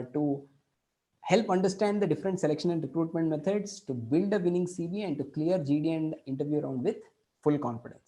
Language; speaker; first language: English; non-native, local second language; Kannada